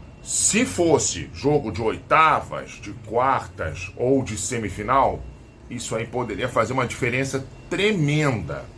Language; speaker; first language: Portuguese; native; Portuguese